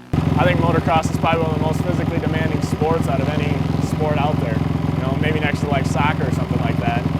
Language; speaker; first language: English; native; English